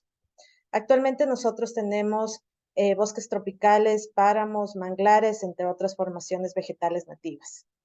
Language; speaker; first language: Spanish; native; Spanish